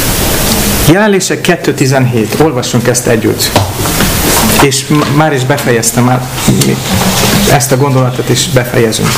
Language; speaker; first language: Hungarian; non-native, fluent; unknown